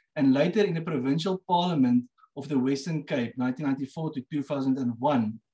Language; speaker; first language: English; non-native, local second language; Afrikaans